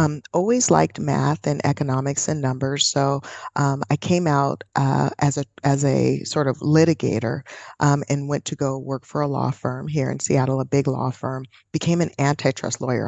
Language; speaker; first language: English; native; English